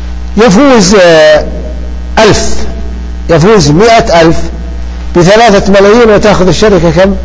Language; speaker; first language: Arabic; native; Arabic